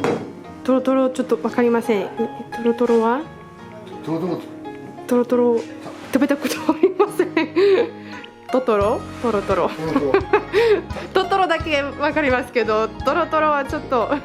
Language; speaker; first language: Japanese; non-native, learner; Slovak